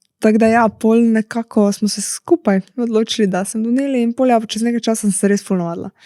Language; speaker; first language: Slovenian; native; Slovenian